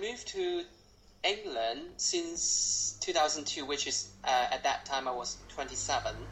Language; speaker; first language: English; non-native, local second language; Cantonese